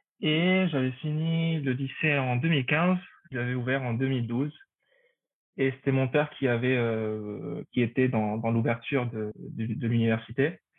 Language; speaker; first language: French; non-native, fluent; Spanish